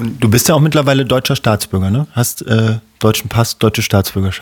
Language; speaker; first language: German; native; German